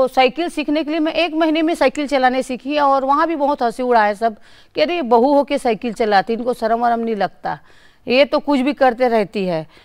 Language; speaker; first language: Hindi; native; Hindi